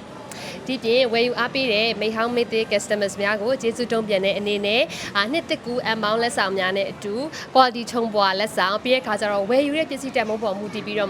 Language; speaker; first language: Burmese; native; Burmese